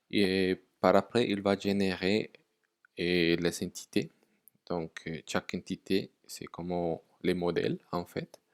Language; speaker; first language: French; non-native, fluent; Spanish